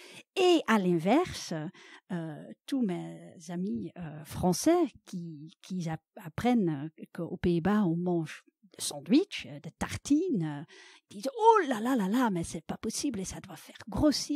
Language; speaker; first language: French; non-native, fluent; Dutch